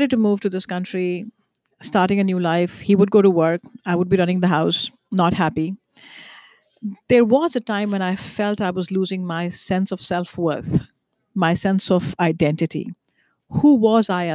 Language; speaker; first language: English; non-native, local second language; Hindi